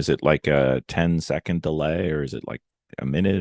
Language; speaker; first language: English; native; English